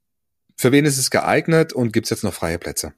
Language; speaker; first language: German; native; German